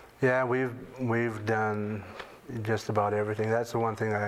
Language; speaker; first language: English; native; English